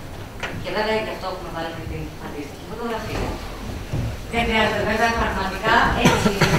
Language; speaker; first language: Greek; native; Greek